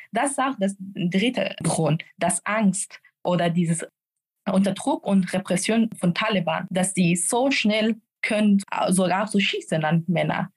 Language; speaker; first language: German; non-native, fluent; Persian